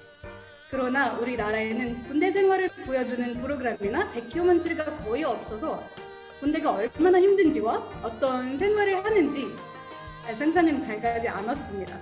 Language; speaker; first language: Korean; non-native, fluent; Arabic